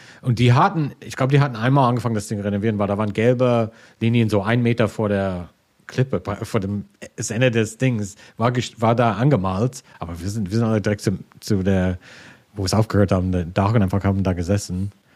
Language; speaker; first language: German; non-native, fluent; English